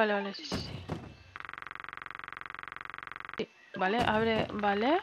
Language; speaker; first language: Spanish; native; Spanish